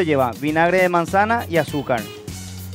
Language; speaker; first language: Spanish; native; Spanish